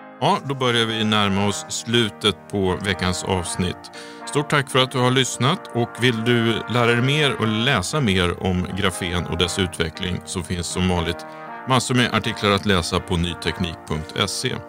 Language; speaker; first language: Swedish; native; Swedish